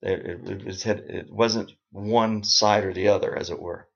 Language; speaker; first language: English; native; English